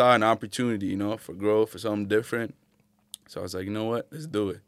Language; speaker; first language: English; early bilingual, other home language; Arabic